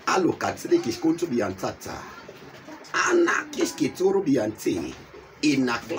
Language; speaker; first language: French; non-native, local second language; English